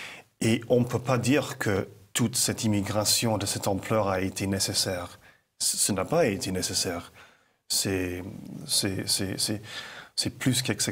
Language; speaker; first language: French; non-native, fluent; English